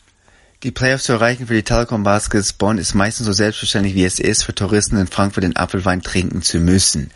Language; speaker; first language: German; native; German